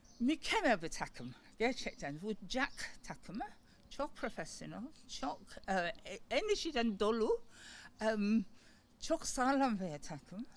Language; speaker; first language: Turkish; non-native, learner; English